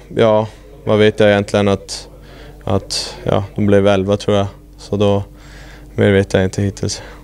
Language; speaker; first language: Swedish; non-native, fluent; German